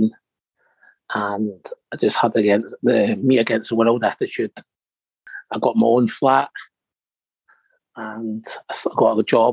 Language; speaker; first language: English; native; English